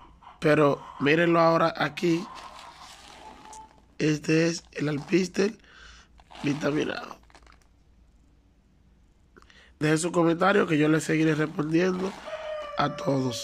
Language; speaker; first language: Spanish; native; Spanish